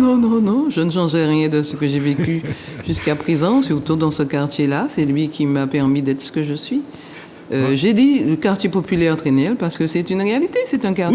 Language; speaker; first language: French; native; French